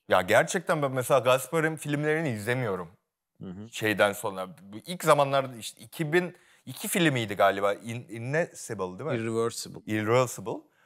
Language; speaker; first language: Turkish; non-native, fluent; Korean